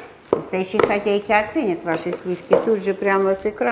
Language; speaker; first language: Russian; native; Russian